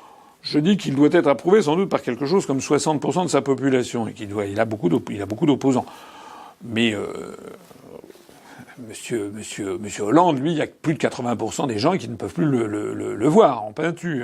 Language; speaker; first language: French; native; French